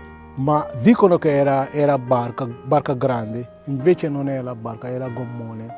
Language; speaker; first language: Italian; non-native, learner; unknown